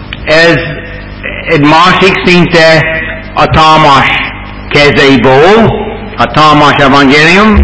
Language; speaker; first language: Hungarian; non-native, fluent; English